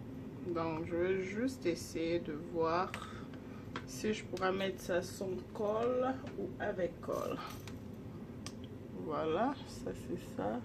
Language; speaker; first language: French; non-native, local second language; Lingala